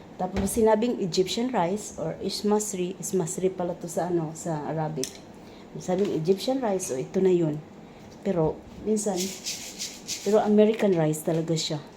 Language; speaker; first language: Filipino; non-native, local second language; Cebuano